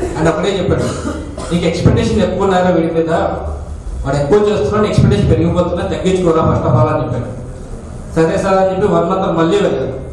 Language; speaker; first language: Telugu; non-native, local second language; Urdu